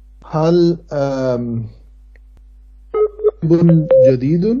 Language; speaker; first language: Arabic; non-native, learner; Urdu